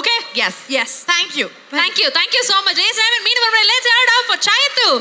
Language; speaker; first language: Tamil; native; Tamil